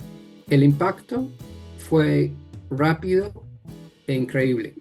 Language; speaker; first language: Spanish; non-native, fluent; English